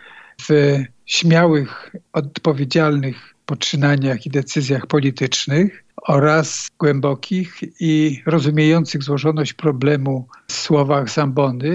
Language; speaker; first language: Polish; native; Polish